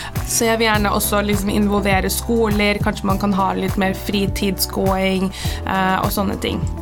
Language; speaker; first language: Norwegian; early bilingual, heritage; Norwegian